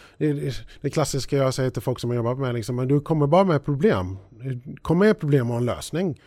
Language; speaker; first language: Swedish; early bilingual, heritage; English